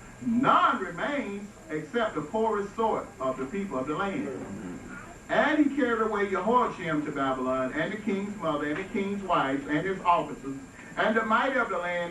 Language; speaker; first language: English; native; English